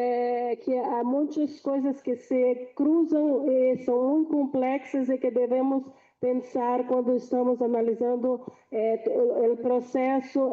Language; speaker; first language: Portuguese; non-native, fluent; Spanish